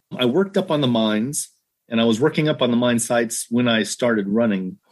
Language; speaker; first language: English; native; English